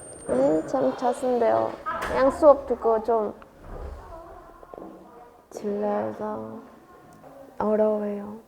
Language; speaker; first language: Korean; non-native, learner; Vietnamese